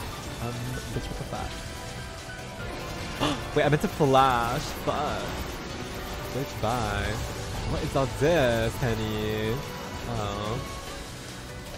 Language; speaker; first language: English; native; English